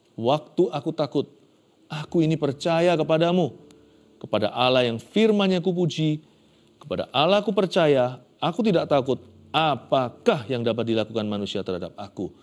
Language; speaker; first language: Indonesian; native; Indonesian